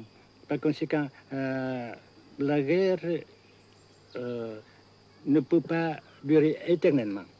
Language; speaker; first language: French; non-native, local second language; Vietnamese